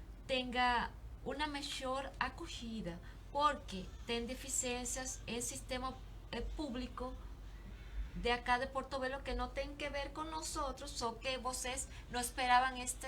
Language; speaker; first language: Portuguese; non-native, learner; Spanish